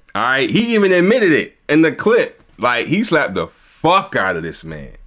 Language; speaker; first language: English; native; English